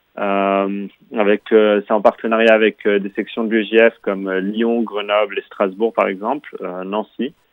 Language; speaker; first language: French; native; French